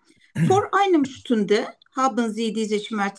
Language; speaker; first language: German; non-native, learner; Turkish